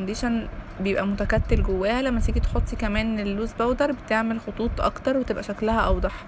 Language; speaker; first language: Arabic; native; Arabic